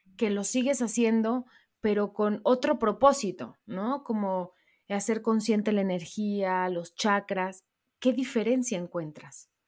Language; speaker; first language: Spanish; native; Spanish